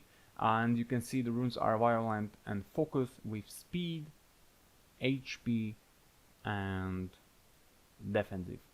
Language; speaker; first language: English; non-native, fluent; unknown